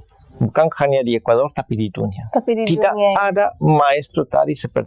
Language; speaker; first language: Indonesian; non-native, fluent; Spanish